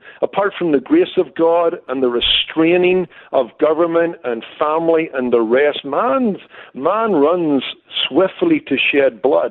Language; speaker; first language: English; native; English